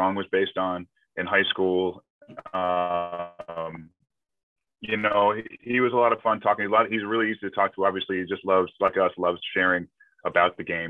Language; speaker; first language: English; native; English